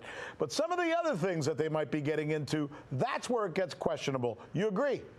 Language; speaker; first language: English; native; English